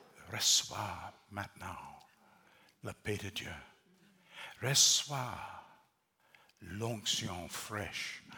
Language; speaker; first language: French; non-native, learner; English